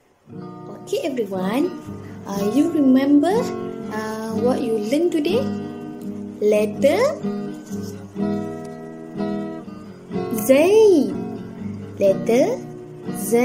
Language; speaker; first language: English; non-native, local second language; Malay